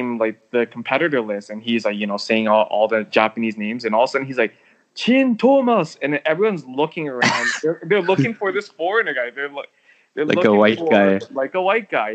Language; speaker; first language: English; native; English